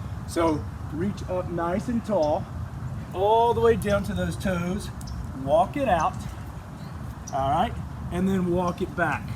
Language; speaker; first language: English; native; English